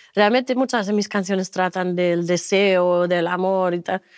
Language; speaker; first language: Spanish; non-native, fluent; German